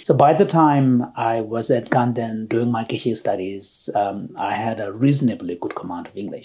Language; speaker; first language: English; non-native, local second language; Tibetan